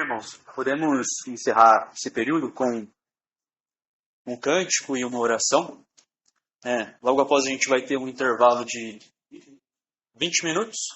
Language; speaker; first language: Portuguese; native; Portuguese